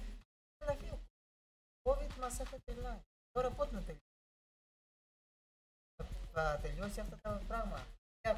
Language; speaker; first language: Greek; non-native, learner; Russian